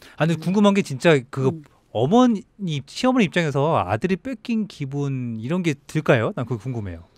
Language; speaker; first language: Korean; native; Korean